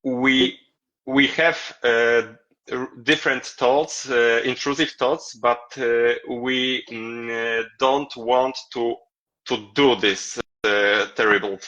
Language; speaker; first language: English; non-native, learner; Polish